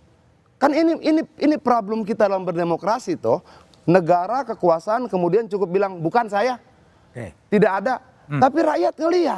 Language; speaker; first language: Indonesian; native; Indonesian